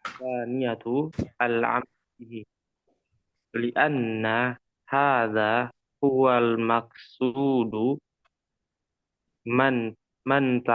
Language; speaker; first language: Arabic; non-native, learner; Indonesian